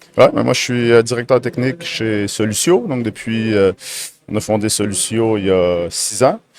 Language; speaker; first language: French; native; French